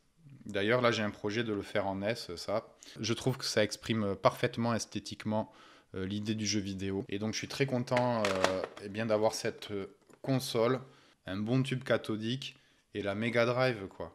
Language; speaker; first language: French; native; French